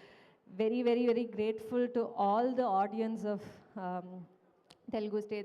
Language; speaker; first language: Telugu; non-native, fluent; Kannada